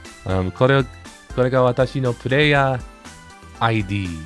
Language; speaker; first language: Japanese; non-native, learner; English